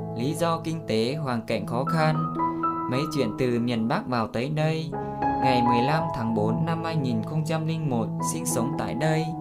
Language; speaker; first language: Vietnamese; non-native, local second language; Iu Mien